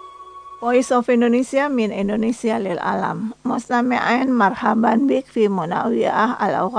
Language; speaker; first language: Arabic; non-native, learner; Indonesian